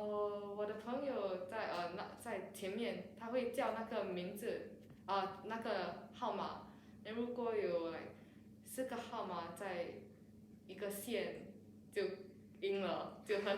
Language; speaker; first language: Chinese; non-native, local second language; English